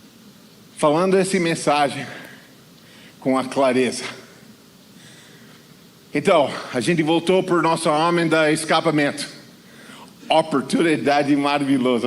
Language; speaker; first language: Portuguese; non-native, fluent; English